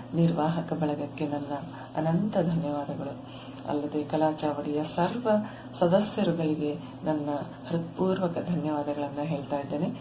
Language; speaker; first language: Kannada; native; Kannada